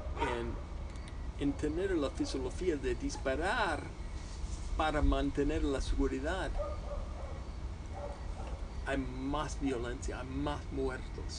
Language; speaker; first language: Spanish; non-native, fluent; English